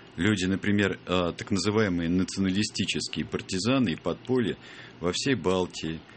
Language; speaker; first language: Russian; native; Russian